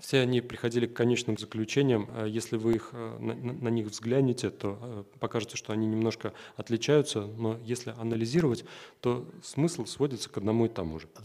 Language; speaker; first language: Russian; native; Russian